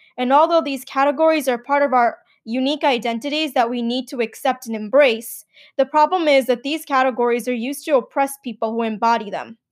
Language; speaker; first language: English; early bilingual, other home language; Gujarati